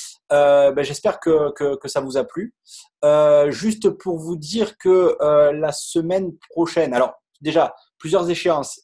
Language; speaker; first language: French; native; French